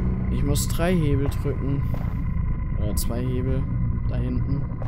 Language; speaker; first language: German; native; German